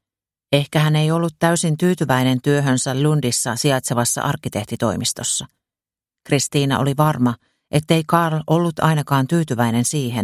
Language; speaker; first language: Finnish; native; Finnish